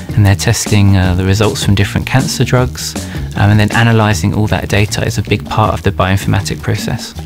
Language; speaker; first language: English; native; English